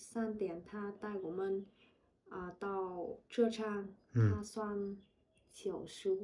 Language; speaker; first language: Chinese; non-native, learner; Vietnamese